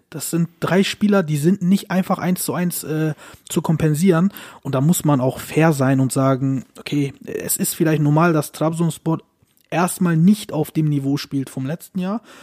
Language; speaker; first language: German; early bilingual, other home language; Turkish